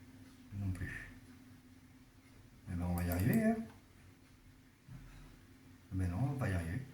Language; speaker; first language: French; native; French